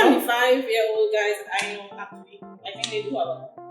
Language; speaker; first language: English; native; English